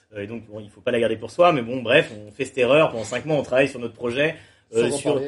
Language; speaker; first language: French; native; French